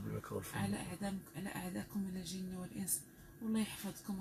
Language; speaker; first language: Arabic; native; Arabic